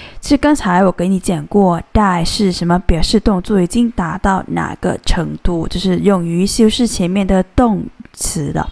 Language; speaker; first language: Chinese; non-native, fluent; Thai